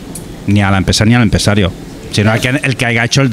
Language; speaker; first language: Spanish; native; Spanish